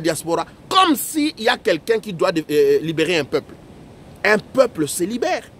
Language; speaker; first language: French; non-native, local second language; Lingala